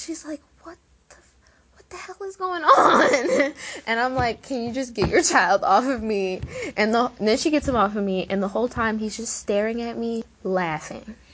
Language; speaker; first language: English; native; English